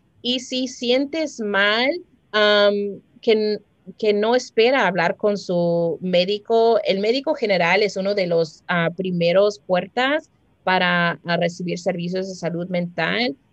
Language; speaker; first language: Spanish; early bilingual, heritage; Spanish